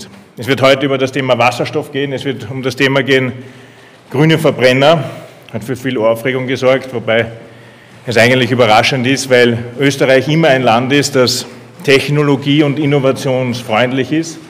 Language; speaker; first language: German; native; German